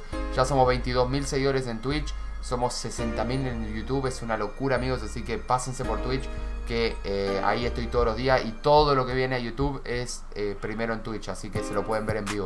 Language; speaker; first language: Spanish; native; Spanish